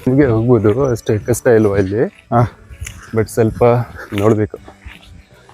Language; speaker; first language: Kannada; non-native, local second language; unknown